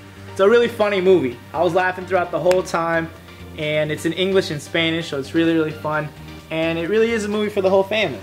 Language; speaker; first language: English; early bilingual, other home language; Spanish